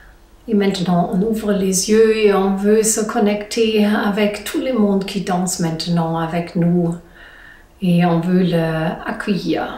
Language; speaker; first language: French; non-native, learner; German